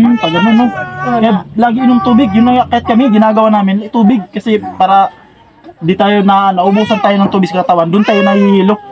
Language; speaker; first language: Filipino; non-native, local second language; Cebuano